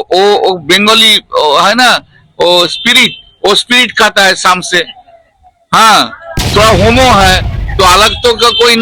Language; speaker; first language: Hindi; non-native, local second language; Bangla